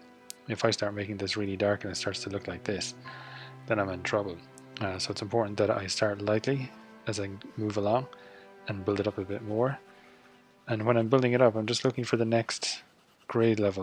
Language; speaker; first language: English; native; English